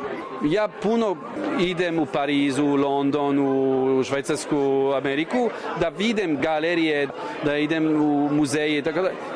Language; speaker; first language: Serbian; non-native, fluent; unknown